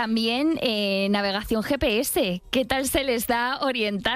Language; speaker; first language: Spanish; native; Spanish